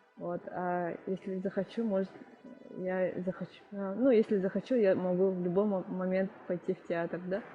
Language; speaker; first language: Russian; non-native, local second language; Yakut